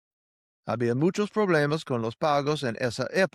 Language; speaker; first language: Spanish; non-native, fluent; English